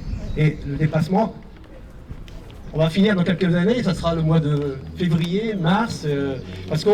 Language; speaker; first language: French; native; French